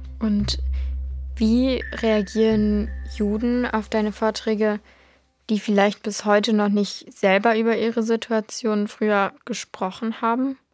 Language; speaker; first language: German; native; German